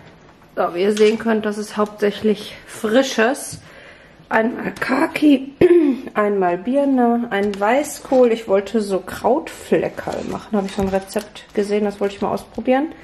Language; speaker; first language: German; native; German